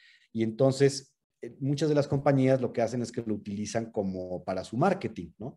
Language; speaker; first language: Spanish; native; Spanish